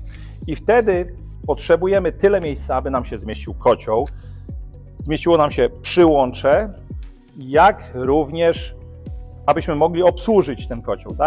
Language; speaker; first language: Polish; native; Polish